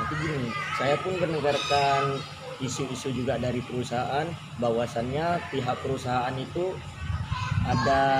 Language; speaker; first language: Indonesian; native; Indonesian